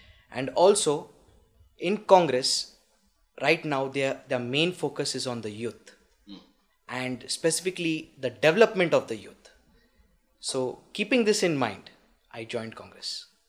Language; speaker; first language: English; non-native, local second language; Marathi